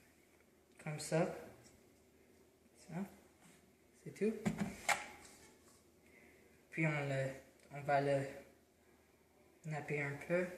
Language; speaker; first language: French; non-native, learner; English